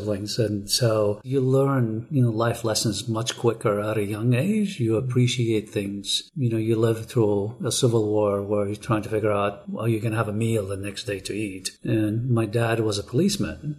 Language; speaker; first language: English; non-native, fluent; Arabic